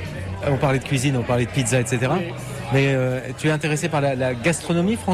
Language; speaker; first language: French; native; French